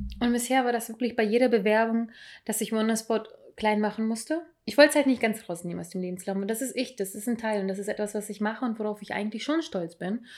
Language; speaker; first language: German; early bilingual, other home language; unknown